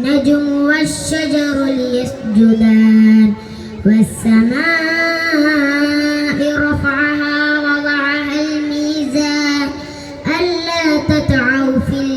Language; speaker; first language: Arabic; non-native, learner; Malayalam